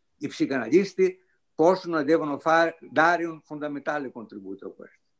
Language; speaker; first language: Italian; non-native, fluent; Greek